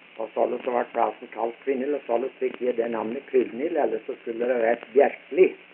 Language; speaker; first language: Norwegian; early bilingual, heritage; Norwegian